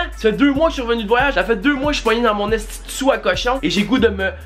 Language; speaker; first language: French; native; French